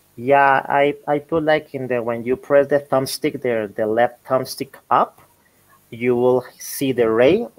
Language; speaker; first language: English; non-native, fluent; Spanish